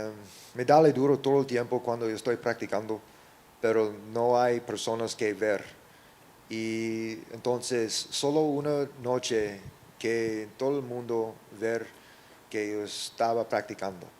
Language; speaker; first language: Spanish; non-native, learner; English